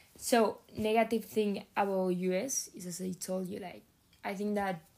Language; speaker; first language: English; non-native, fluent; Spanish